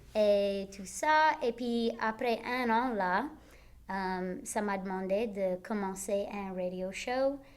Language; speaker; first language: French; non-native, local second language; English